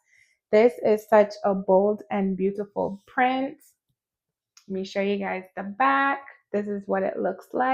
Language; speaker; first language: English; native; English